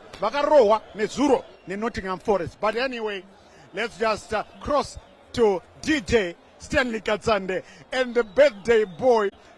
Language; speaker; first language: English; non-native, local second language; Shona